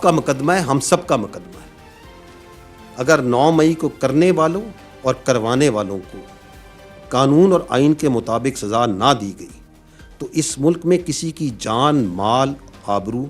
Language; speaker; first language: Urdu; native; Urdu